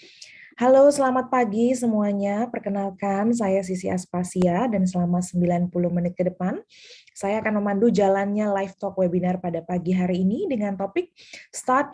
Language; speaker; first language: Indonesian; native; Indonesian